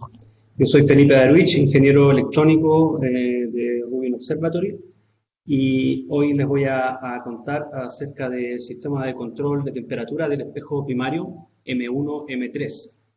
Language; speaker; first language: Spanish; native; Spanish